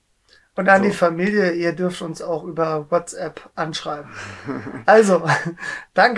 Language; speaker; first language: German; native; German